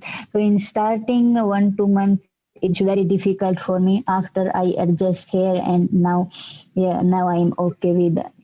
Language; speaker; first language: English; non-native, learner; Hindi